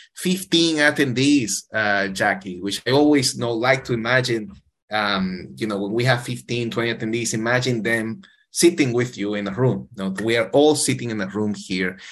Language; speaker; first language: English; non-native, fluent; Spanish